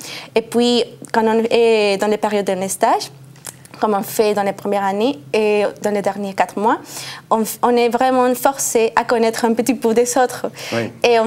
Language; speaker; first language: French; non-native, learner; Spanish